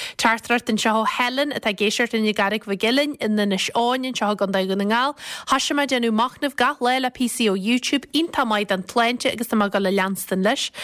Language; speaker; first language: Irish; native; Irish